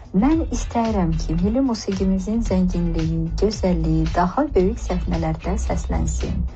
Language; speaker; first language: Azerbaijani; early bilingual, heritage; Azerbaijani